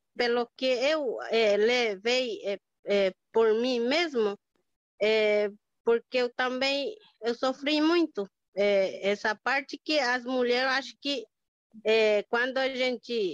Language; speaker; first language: Portuguese; non-native, local second language; Guarani